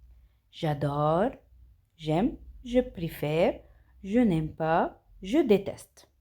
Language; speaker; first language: French; non-native, fluent; Arabic